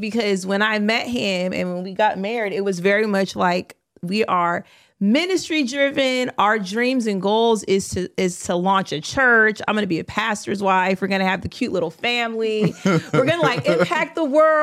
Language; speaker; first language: English; native; English